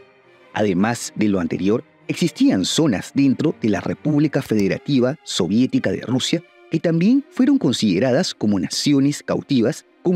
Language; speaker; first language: Spanish; native; Spanish